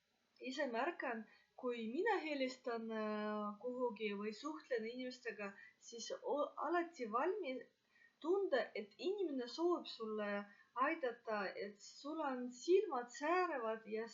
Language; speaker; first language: Estonian; non-native, local second language; Russian